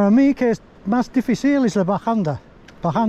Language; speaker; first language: Spanish; non-native, learner; English